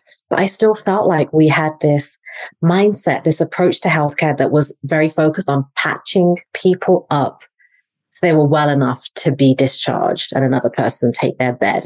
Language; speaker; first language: English; native; English